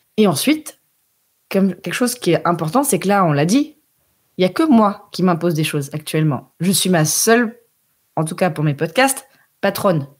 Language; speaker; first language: French; early bilingual, heritage; French